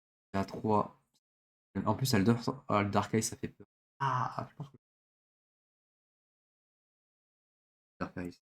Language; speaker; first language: French; native; French